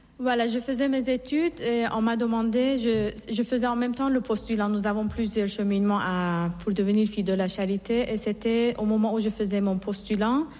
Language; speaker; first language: French; non-native, fluent; Persian